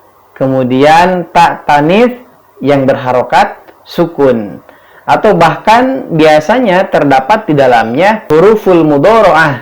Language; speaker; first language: Indonesian; native; Indonesian